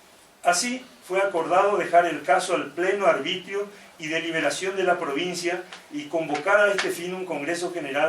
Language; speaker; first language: Spanish; native; Spanish